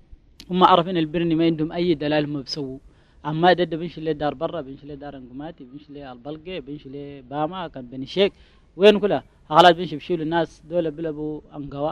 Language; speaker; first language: Arabic; native; Arabic